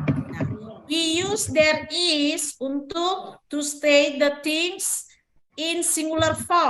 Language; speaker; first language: English; non-native, learner; Indonesian